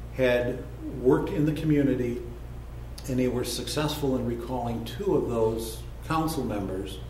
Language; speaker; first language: English; native; English